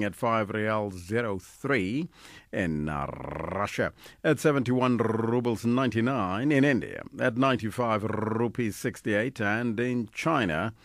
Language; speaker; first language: English; non-native, local second language; Tswana